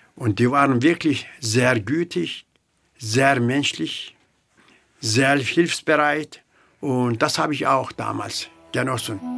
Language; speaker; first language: German; non-native, fluent; Turkish